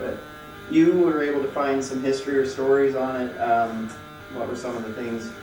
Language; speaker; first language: English; native; English